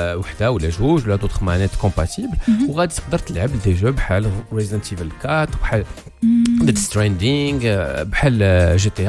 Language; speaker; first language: French; non-native, local second language; Arabic